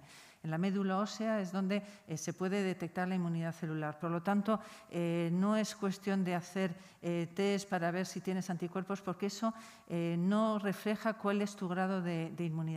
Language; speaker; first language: Spanish; native; Spanish